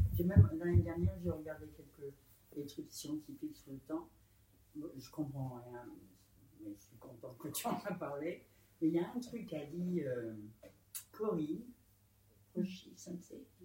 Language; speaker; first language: French; native; French